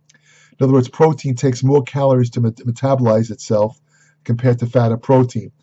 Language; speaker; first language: English; native; English